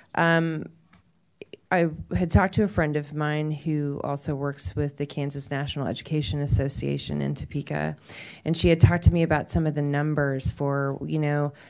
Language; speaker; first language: English; native; English